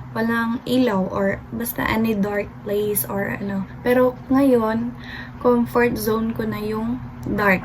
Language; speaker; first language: Filipino; non-native, local second language; Cebuano